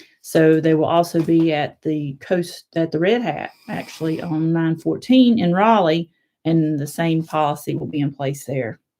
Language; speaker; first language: English; native; English